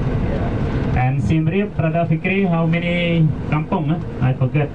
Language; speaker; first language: English; non-native, local second language; Khmer